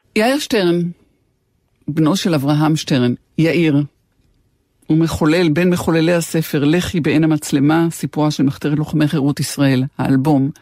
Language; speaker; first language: Hebrew; native; Hebrew